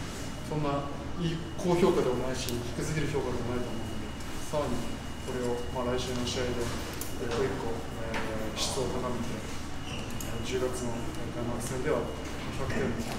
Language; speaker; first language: Japanese; native; Japanese